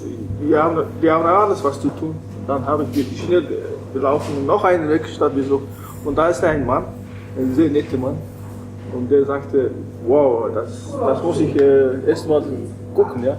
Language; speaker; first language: German; non-native, learner; Mongolian